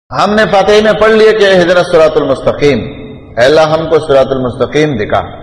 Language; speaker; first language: Urdu; non-native, local second language; Pashto